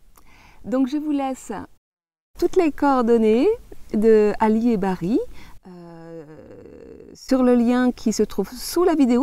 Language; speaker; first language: French; native; French